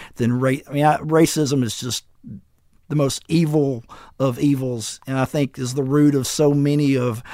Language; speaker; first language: English; native; English